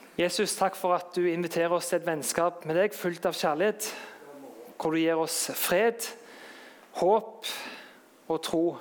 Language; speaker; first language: Norwegian; native; Norwegian